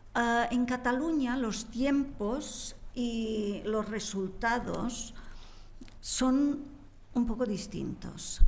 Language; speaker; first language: Spanish; non-native, local second language; Catalan